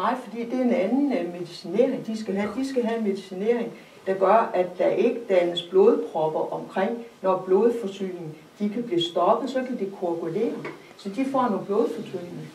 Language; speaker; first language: Danish; native; Danish